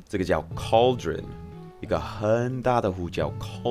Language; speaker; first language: Chinese; non-native, fluent; English